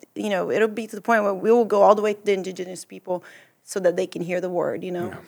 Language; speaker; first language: English; early bilingual, other home language; Portuguese